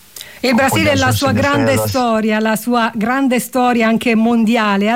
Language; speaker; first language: Italian; native; Italian